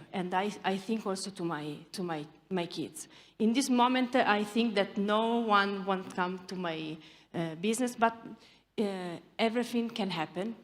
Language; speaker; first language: English; non-native, learner; Italian